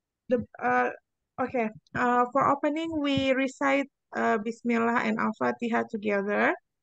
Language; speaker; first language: English; non-native, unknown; Indonesian